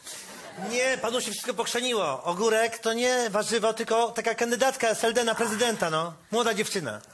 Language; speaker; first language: Polish; native; Polish